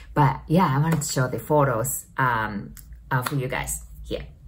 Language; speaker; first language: English; non-native, fluent; Japanese